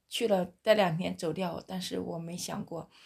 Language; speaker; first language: Chinese; native; Chinese